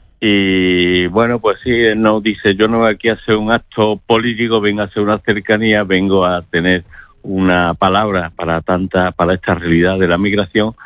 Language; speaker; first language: Spanish; native; Spanish